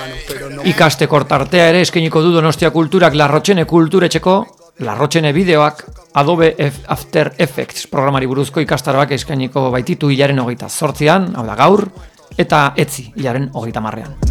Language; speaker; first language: Basque; native; Basque